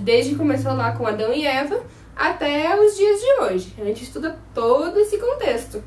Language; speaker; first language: Portuguese; native; Portuguese